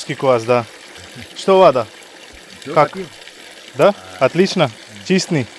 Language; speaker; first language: Russian; non-native, learner; Hindi